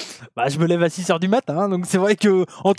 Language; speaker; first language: French; native; French